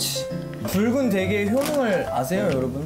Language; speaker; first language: Korean; native; Korean